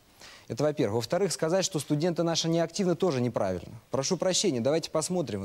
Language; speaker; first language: Russian; native; Russian